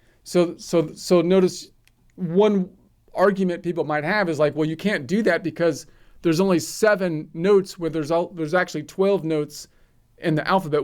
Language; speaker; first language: English; native; English